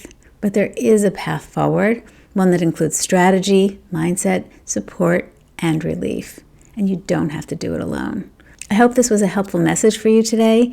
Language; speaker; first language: English; native; English